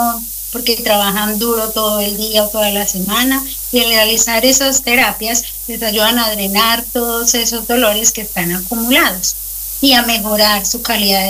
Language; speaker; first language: Spanish; native; Spanish